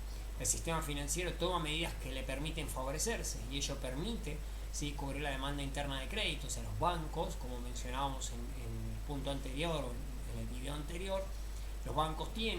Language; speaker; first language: Spanish; native; Spanish